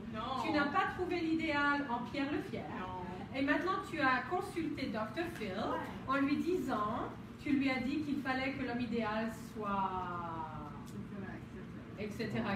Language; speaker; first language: French; non-native, fluent; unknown